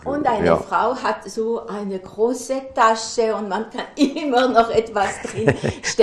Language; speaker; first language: German; non-native, local second language; French